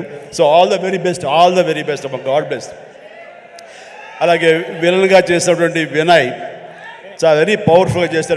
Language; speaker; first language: Telugu; native; Telugu